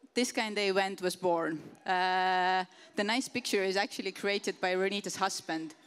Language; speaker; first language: English; non-native, fluent; Estonian